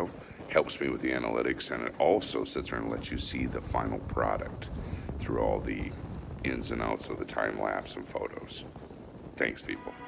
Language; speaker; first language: English; native; English